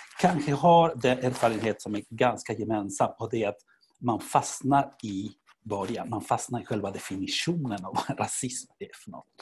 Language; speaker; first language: Swedish; non-native, fluent; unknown